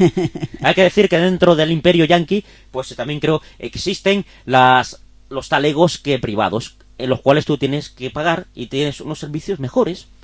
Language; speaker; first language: Spanish; native; Spanish